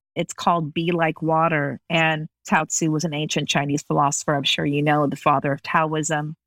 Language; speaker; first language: English; native; English